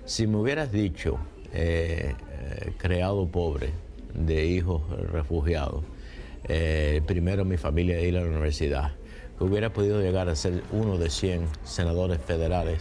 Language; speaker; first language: Spanish; early bilingual, heritage; Spanish